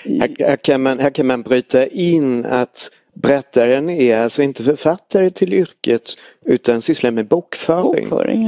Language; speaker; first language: Swedish; non-native, fluent; German